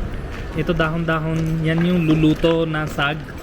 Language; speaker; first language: Filipino; non-native, learner; Punjabi